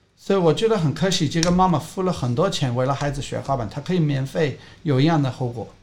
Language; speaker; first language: Chinese; non-native, fluent; English